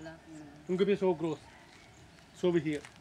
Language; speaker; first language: German; non-native, learner; Sinhala